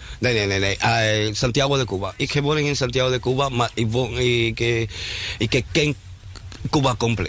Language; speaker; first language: Dutch; non-native, learner; Spanish